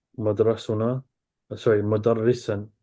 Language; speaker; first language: Arabic; non-native, learner; English